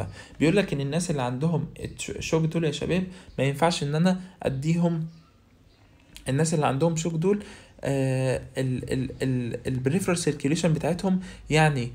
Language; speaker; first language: Arabic; native; Arabic